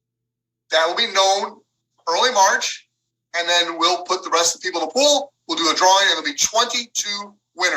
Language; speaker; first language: English; native; English